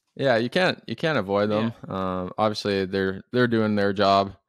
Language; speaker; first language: English; native; English